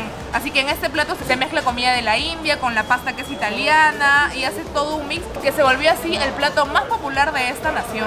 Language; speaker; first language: Spanish; native; Spanish